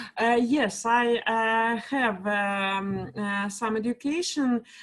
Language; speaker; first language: English; non-native, learner; Russian